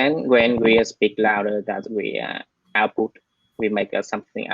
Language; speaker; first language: English; non-native, learner; Vietnamese